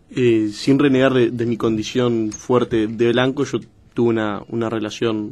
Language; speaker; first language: Spanish; native; Spanish